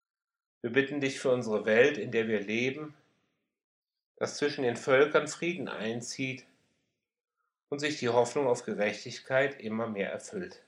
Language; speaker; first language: German; native; German